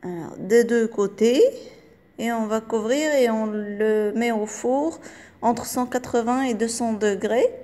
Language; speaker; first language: French; non-native, local second language; Arabic